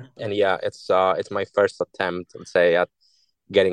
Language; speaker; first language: English; non-native, fluent; Italian